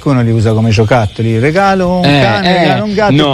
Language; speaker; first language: Italian; native; Italian